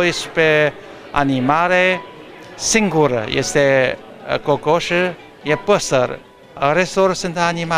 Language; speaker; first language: Romanian; non-native, learner; Chinese